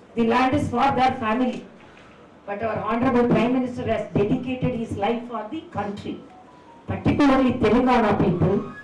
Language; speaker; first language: English; non-native, local second language; Tamil